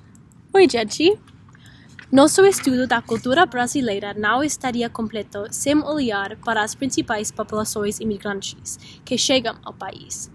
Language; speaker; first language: Portuguese; non-native, learner; English